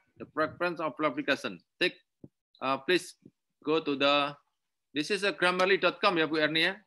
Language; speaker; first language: English; non-native, learner; Indonesian